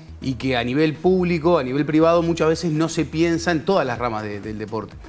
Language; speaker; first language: Spanish; native; Spanish